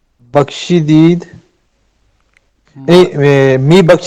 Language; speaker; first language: Persian; non-native, learner; Urdu